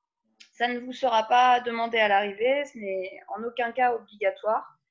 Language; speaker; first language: French; native; French